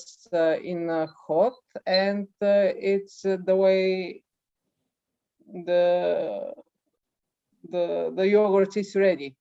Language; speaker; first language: English; non-native, learner; Bulgarian